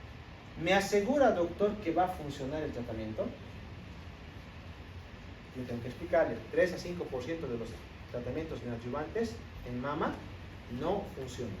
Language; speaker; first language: Spanish; native; Spanish